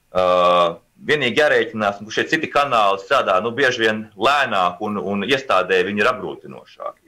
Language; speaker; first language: Latvian; native; Latvian